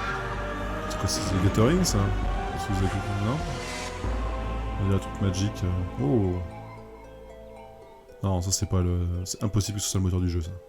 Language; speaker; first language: French; native; French